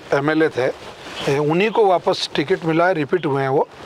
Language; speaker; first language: Hindi; native; Hindi